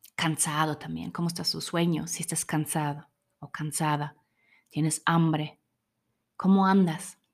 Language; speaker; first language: Spanish; non-native, fluent; German